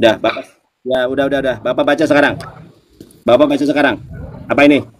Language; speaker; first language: Indonesian; native; Indonesian